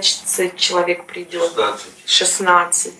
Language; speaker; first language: Russian; native; Russian